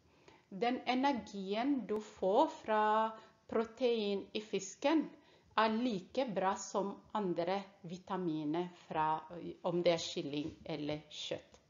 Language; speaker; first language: Norwegian; non-native, fluent; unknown